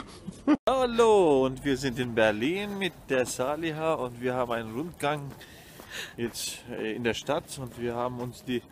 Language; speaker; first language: German; non-native, fluent; Turkish